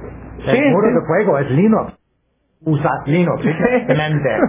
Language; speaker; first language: Spanish; non-native, learner; English